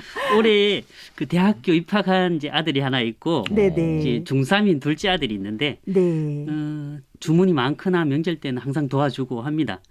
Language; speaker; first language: Korean; native; Korean